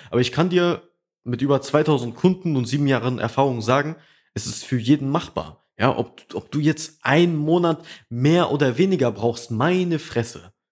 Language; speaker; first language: German; early bilingual, other home language; Russian